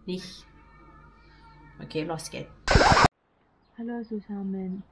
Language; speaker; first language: German; non-native, learner; Thai